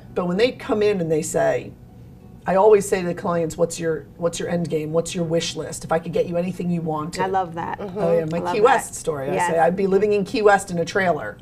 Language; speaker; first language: English; native; English